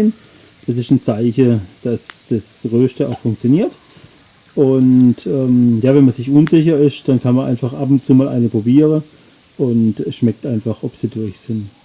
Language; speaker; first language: German; native; German